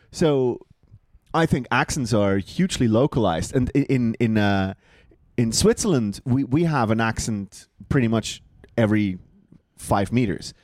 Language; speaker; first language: English; non-native, fluent; Swiss German